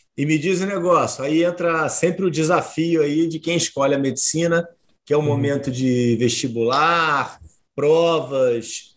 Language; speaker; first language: Portuguese; native; Portuguese